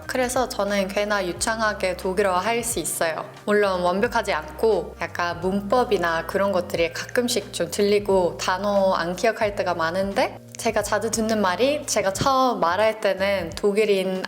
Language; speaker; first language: Korean; non-native, fluent; Norwegian